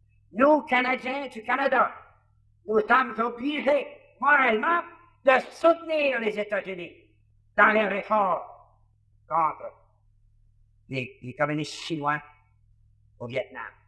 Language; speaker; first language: French; native; French